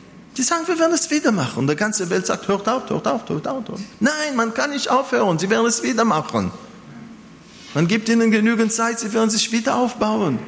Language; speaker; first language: German; non-native, fluent; Hebrew